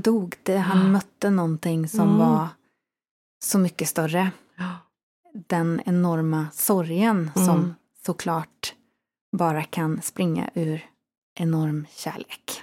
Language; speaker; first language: Swedish; native; Swedish